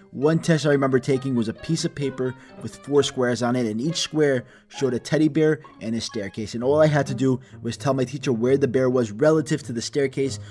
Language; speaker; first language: English; early bilingual, other home language; Greek